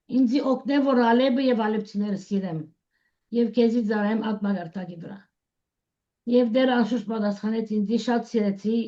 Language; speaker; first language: Armenian; early bilingual, heritage; Armenian